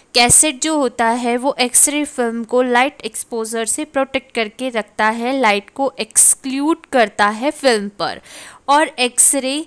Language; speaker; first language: Hindi; native; Hindi